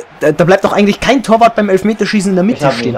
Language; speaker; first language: German; native; German